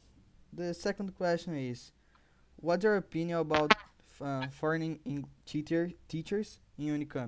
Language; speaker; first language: English; non-native, learner; Portuguese